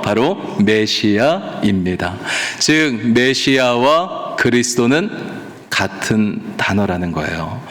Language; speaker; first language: Korean; native; Korean